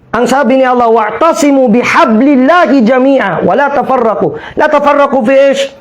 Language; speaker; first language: Filipino; non-native, local second language; Maranao